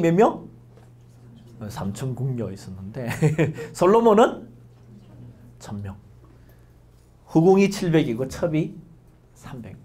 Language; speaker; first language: Korean; native; Korean